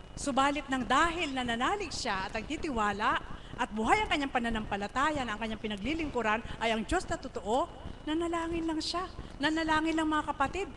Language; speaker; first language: Filipino; native; Filipino